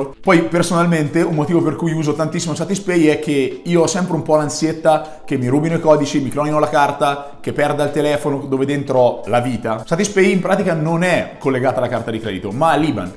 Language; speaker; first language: Italian; native; Italian